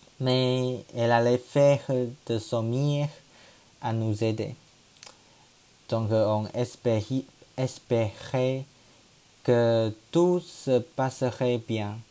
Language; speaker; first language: French; non-native, learner; Chinese